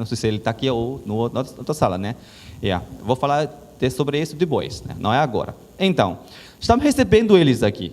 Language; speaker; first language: Portuguese; non-native, learner; Chinese